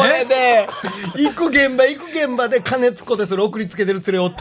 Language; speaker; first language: Japanese; native; Japanese